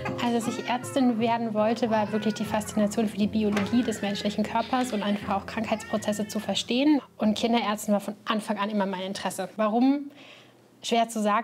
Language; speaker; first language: German; native; German